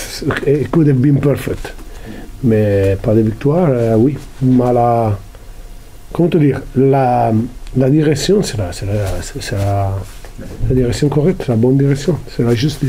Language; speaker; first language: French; non-native, learner; Italian